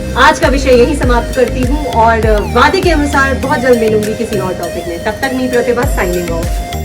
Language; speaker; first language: Hindi; native; Hindi